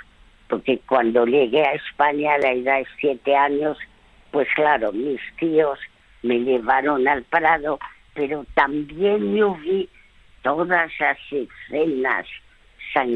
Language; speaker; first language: Spanish; early bilingual, other home language; French